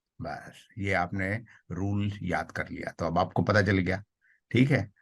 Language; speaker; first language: Urdu; native; Urdu